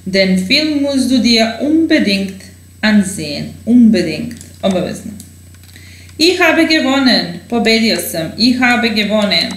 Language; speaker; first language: German; non-native, fluent; Serbian